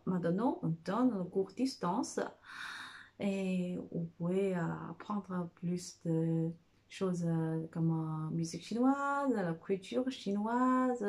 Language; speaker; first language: French; non-native, fluent; Chinese